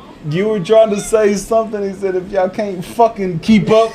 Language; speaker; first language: English; early bilingual, other home language; Spanish